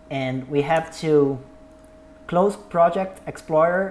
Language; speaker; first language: English; non-native, learner; Portuguese